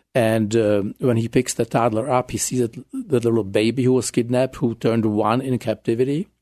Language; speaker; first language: English; non-native, fluent; Czech